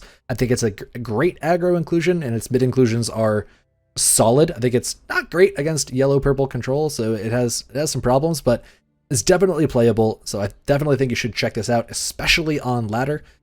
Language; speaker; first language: English; native; English